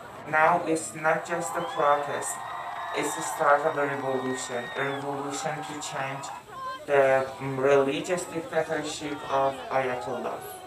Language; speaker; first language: English; non-native, fluent; Persian